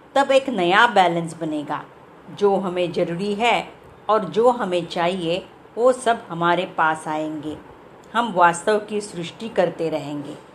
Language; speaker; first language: Hindi; non-native, local second language; Marathi